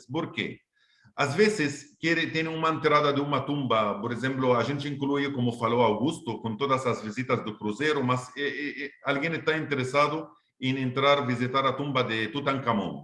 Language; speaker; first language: Portuguese; non-native, fluent; Arabic